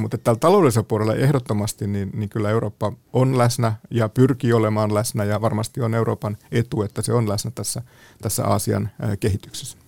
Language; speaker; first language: Finnish; native; Finnish